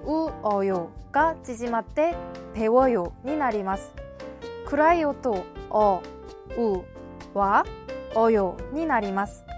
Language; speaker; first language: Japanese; non-native, fluent; Korean